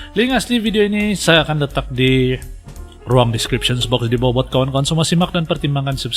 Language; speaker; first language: Indonesian; non-native, local second language; Malay